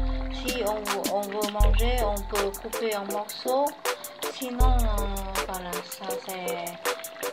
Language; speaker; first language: French; non-native, fluent; Vietnamese